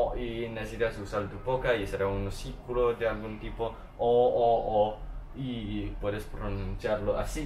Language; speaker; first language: Spanish; non-native, learner; Chinese